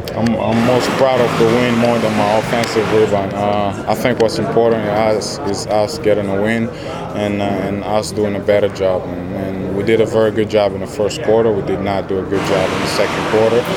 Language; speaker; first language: English; non-native, fluent; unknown